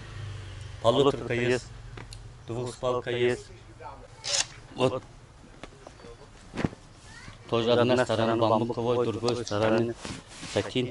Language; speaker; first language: Russian; non-native, learner; Turkish